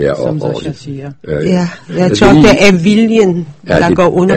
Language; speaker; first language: Danish; non-native, fluent; Polish